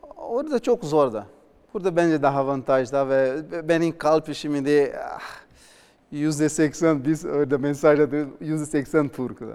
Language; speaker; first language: Turkish; non-native, learner; Portuguese